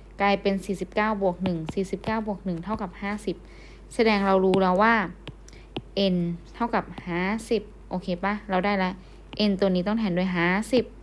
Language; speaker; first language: Thai; native; Thai